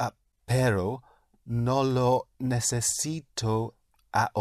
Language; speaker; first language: Spanish; non-native, learner; English